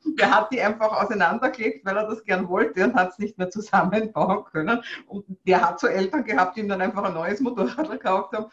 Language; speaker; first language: German; native; German